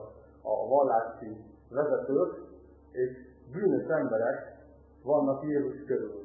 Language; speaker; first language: Hungarian; native; Hungarian